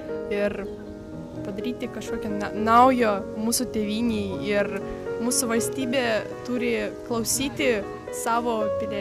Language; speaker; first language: Lithuanian; non-native, local second language; Russian